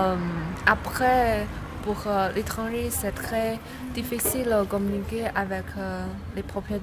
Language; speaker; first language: French; non-native, learner; Chinese